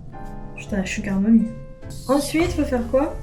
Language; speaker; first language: French; native; French